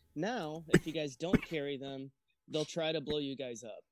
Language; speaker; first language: English; native; English